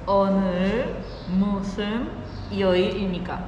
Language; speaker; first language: Korean; non-native, learner; Spanish